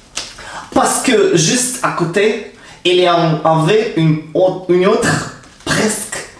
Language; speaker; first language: French; non-native, learner; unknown